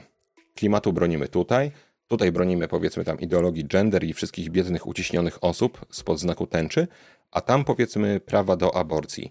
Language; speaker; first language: Polish; native; Polish